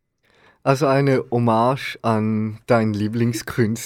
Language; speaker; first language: German; native; German